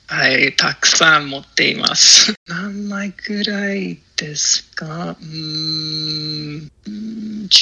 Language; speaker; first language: Japanese; non-native, learner; English